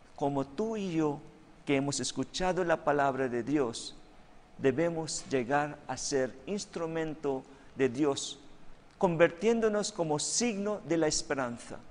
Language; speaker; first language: Spanish; non-native, fluent; Filipino